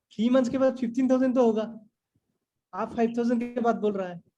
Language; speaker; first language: Hindi; non-native, local second language; Assamese